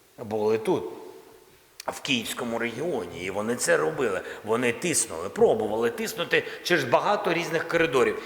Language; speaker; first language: Ukrainian; non-native, local second language; Russian